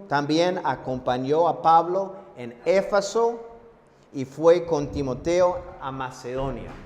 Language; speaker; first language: Spanish; non-native, fluent; English